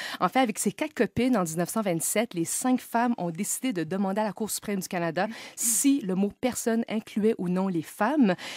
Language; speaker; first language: French; native; French